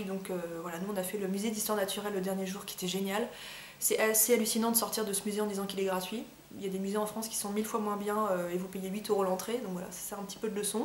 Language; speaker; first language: French; native; French